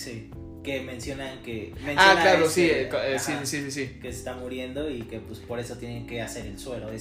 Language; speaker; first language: Spanish; native; Spanish